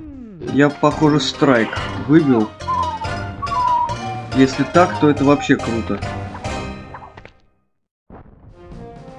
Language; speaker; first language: Russian; native; Russian